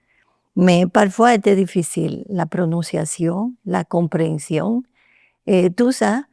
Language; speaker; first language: French; non-native, learner; Spanish